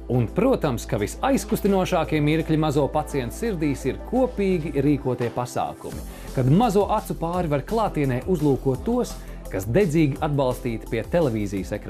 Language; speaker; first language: Latvian; native; Latvian